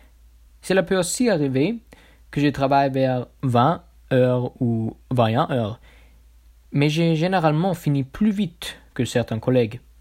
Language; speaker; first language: French; non-native, learner; German